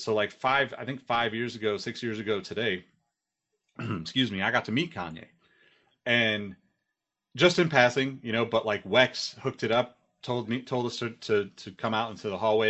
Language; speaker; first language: English; native; English